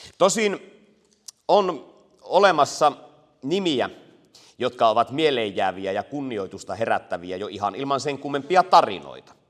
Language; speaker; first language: Finnish; native; Finnish